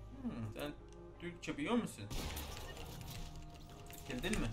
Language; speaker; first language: Turkish; non-native, learner; Arabic